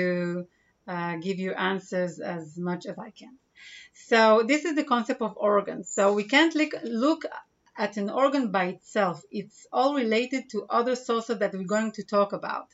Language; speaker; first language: English; non-native, fluent; Hebrew